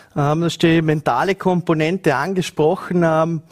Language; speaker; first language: German; native; German